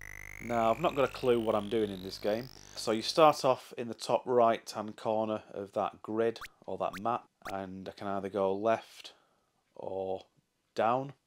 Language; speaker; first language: English; native; English